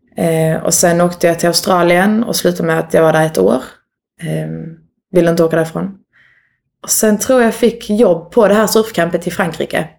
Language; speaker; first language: Swedish; native; Swedish